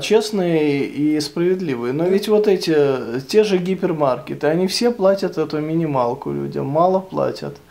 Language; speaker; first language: Russian; native; Russian